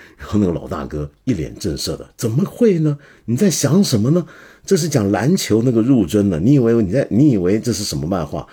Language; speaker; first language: Chinese; non-native, local second language; Cantonese